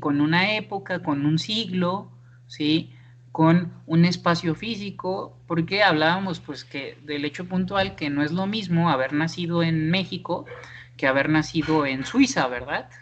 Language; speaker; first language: Spanish; native; Spanish